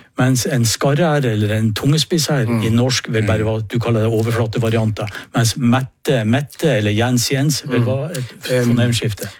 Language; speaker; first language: Norwegian; native; Norwegian